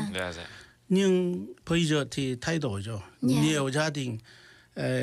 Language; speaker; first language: Vietnamese; non-native, fluent; Korean